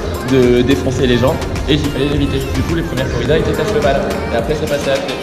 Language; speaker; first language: French; native; French